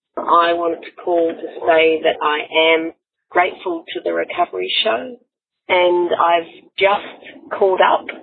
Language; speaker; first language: English; native; English